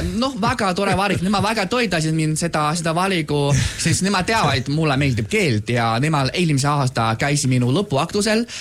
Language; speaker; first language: Estonian; non-native, fluent; Chinese